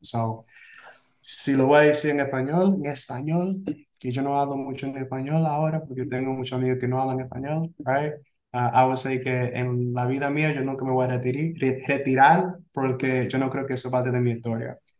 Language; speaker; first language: Spanish; early bilingual, heritage; Spanish